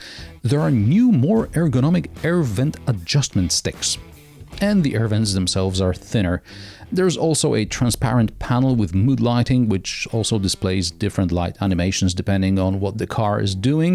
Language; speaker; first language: English; non-native, fluent; Polish